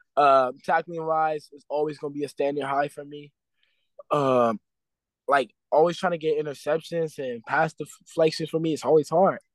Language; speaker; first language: English; native; English